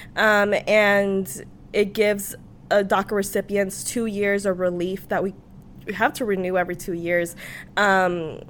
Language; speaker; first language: English; native; English